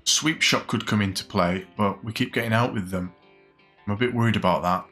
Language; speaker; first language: English; native; English